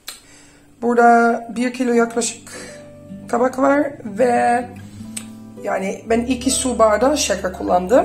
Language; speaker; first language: Turkish; early bilingual, heritage; Dutch